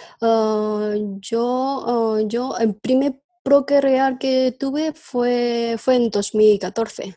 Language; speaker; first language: Spanish; non-native, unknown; Chinese